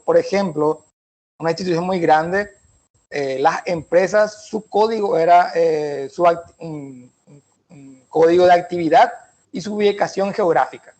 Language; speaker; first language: Spanish; native; Spanish